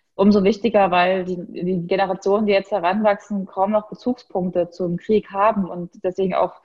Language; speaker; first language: German; native; German